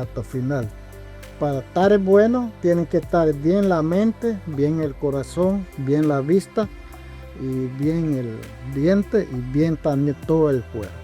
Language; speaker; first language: Spanish; non-native, local second language; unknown